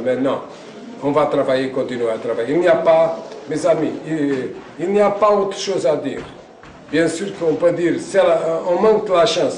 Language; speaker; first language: French; non-native, fluent; Portuguese